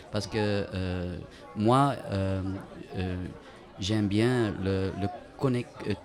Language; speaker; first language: French; non-native, learner; Dutch